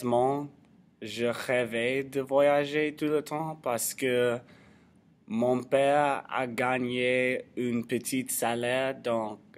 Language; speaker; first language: French; non-native, learner; English